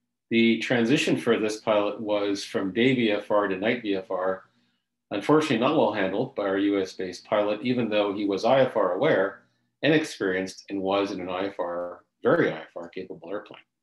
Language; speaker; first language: English; native; English